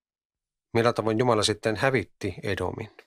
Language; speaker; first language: Finnish; native; Finnish